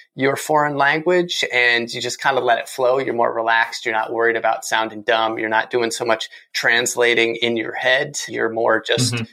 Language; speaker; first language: English; native; English